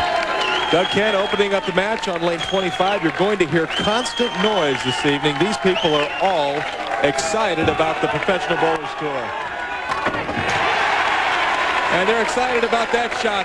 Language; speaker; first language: English; native; English